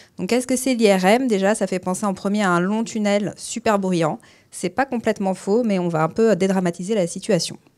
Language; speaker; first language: French; native; French